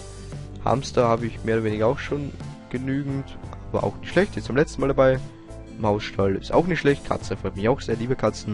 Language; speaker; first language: German; native; German